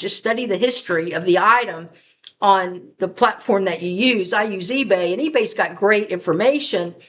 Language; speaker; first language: English; native; English